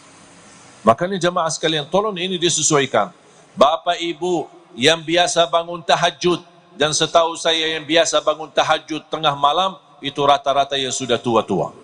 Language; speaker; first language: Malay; non-native, fluent; Arabic